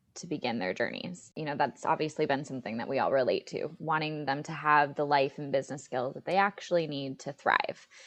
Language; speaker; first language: English; native; English